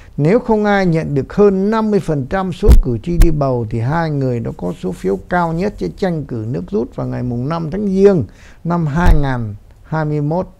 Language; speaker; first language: Vietnamese; native; Vietnamese